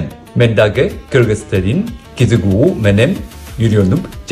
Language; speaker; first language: Kyrgyz; non-native, learner; Japanese